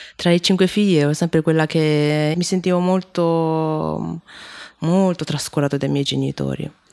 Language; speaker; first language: Italian; early bilingual, other home language; Chinese